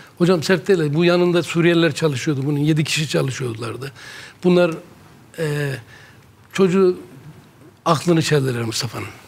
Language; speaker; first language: Turkish; native; Turkish